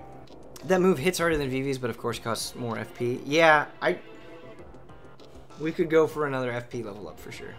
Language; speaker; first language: English; native; English